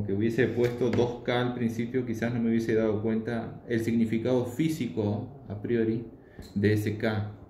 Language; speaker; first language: Spanish; native; Spanish